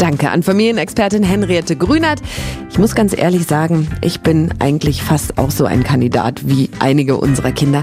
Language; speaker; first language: German; native; German